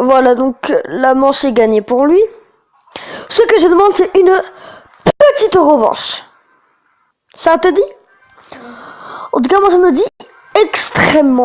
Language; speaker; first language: French; native; French